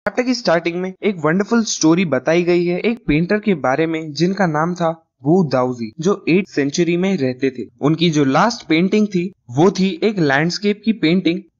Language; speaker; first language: Hindi; non-native, local second language; Gujarati